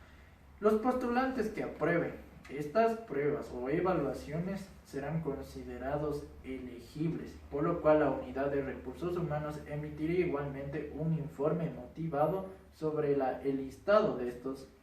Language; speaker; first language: Spanish; native; Spanish